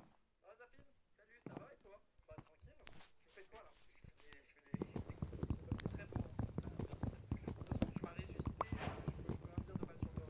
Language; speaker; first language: French; native; French